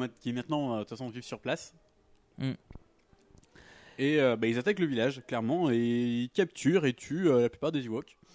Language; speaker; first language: French; native; French